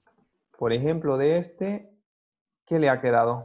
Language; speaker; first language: Spanish; native; Spanish